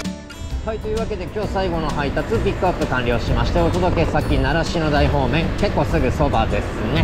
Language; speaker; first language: Japanese; native; Japanese